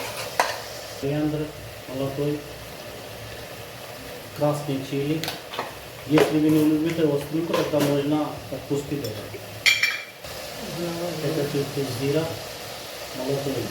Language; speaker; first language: Russian; non-native, learner; Hindi